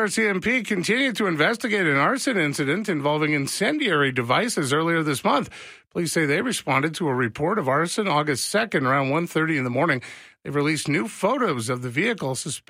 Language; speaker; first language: English; native; English